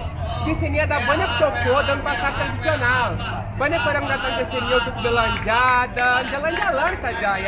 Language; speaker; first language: Indonesian; non-native, fluent; Portuguese